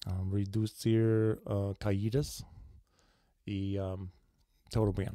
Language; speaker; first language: Spanish; non-native, learner; English